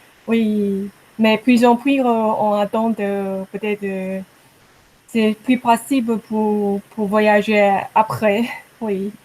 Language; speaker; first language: French; non-native, learner; Chinese